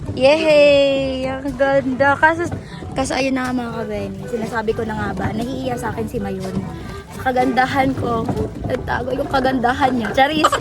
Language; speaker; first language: Filipino; native; Filipino